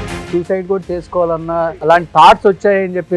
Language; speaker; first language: Telugu; native; Telugu